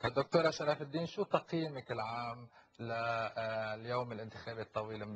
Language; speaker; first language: Arabic; native; Arabic